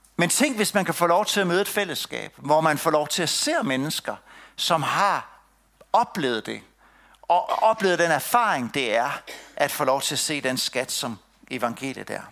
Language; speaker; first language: Danish; native; Danish